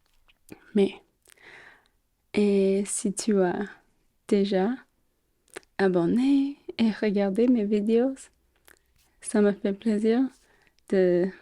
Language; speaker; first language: French; non-native, fluent; English